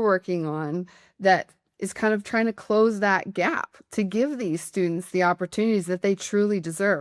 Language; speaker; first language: English; native; English